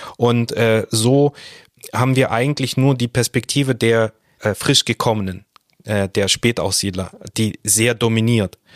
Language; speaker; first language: German; early bilingual, other home language; Russian